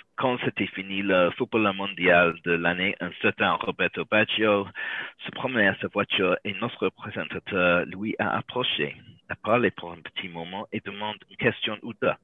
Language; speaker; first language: French; non-native, learner; English